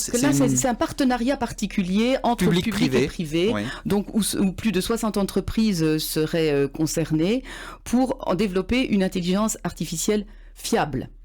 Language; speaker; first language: French; native; French